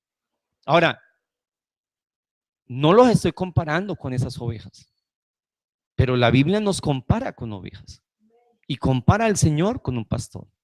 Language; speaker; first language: Spanish; native; Spanish